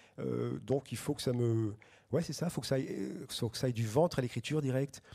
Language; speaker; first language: French; native; French